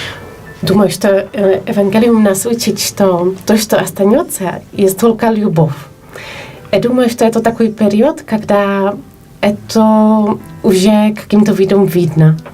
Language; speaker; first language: Russian; non-native, fluent; Polish